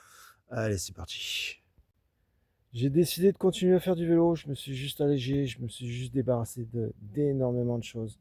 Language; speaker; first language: French; native; French